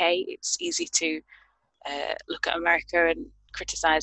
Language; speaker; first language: English; native; English